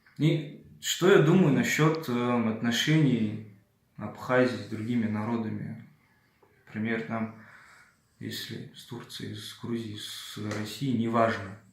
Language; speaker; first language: Russian; early bilingual, other home language; Abkhazian